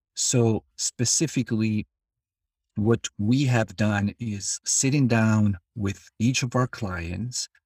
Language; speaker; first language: English; non-native, fluent; Albanian